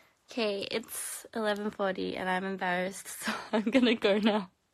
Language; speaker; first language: English; early bilingual, other home language; Korean